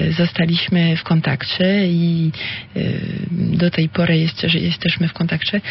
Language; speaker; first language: Polish; non-native, fluent; French